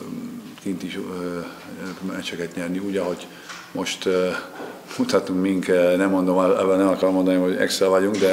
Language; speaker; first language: Hungarian; non-native, fluent; Slovak